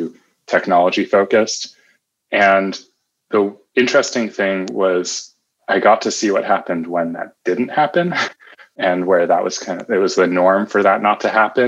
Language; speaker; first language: English; native; English